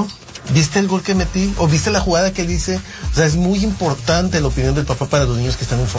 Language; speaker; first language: Spanish; native; Spanish